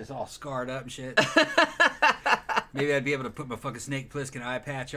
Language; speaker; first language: English; native; English